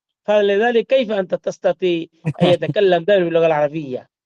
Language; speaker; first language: Arabic; non-native, learner; Bangla